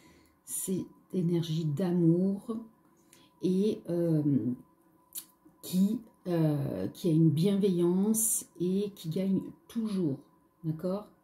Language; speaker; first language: French; native; French